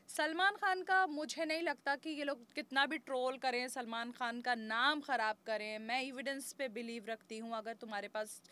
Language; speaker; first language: Hindi; native; Hindi